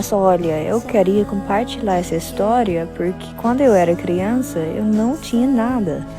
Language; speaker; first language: Portuguese; non-native, fluent; English